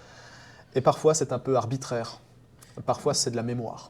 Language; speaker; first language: French; native; French